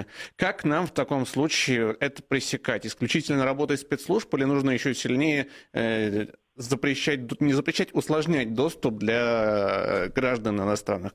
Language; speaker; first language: Russian; native; Russian